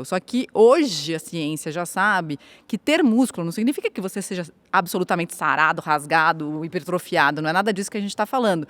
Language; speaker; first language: Portuguese; native; Portuguese